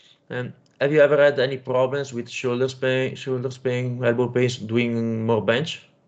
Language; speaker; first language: English; non-native, fluent; Italian